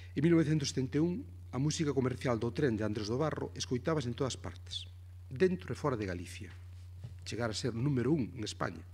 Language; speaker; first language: Galician; native; Galician